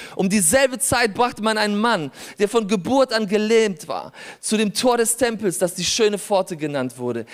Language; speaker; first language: German; early bilingual, other home language; Polish